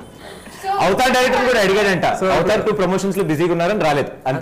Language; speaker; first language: Telugu; native; Telugu